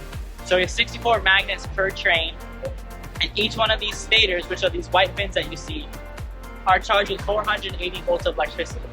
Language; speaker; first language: English; native; English